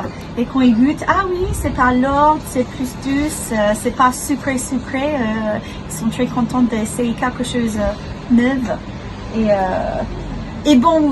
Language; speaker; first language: French; non-native, learner; English